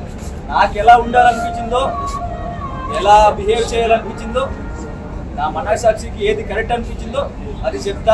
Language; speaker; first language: Telugu; non-native, local second language; Kannada